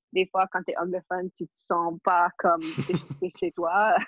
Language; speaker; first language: French; non-native, fluent; English